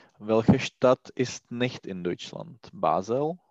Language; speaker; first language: German; non-native, learner; Czech